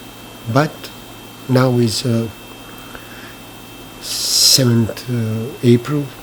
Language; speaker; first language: English; non-native, learner; Bosnian